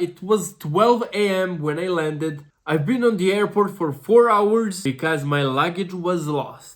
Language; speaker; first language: English; non-native, fluent; Serbian